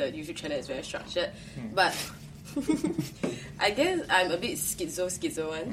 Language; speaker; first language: English; early bilingual, other home language; Chinese